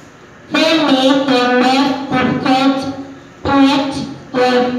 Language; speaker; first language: English; non-native, learner; Chinese